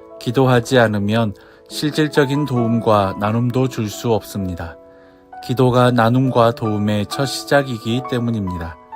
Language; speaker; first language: Korean; native; Korean